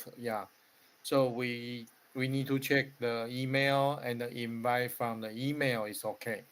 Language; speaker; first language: English; non-native, learner; Chinese